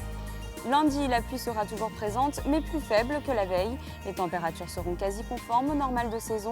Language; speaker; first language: French; native; French